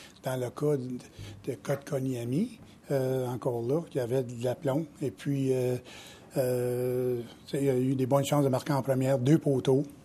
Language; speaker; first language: French; native; French